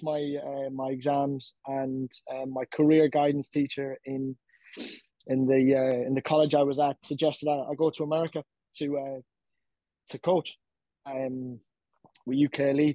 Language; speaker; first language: English; native; English